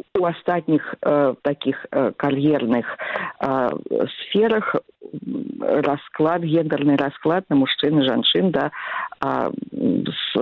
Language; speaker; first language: Belarusian; native; Belarusian